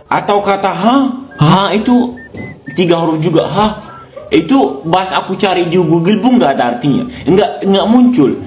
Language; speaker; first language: Indonesian; non-native, fluent; Arabic